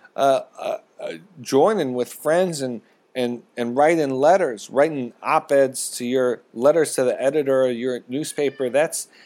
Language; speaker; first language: English; native; English